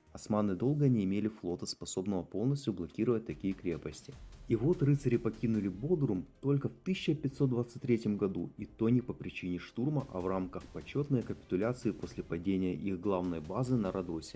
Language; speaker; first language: Russian; native; Russian